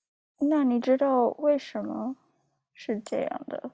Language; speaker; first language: Chinese; non-native, learner; English